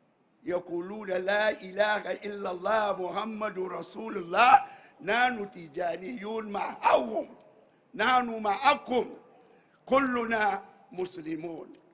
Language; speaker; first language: Arabic; non-native, fluent; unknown